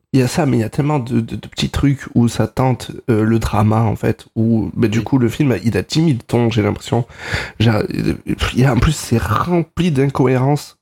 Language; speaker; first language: French; native; French